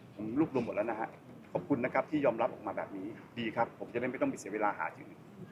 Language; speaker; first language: Thai; native; Thai